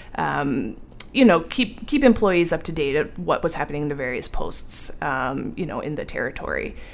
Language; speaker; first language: English; native; English